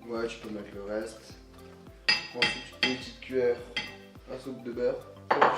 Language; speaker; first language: French; native; French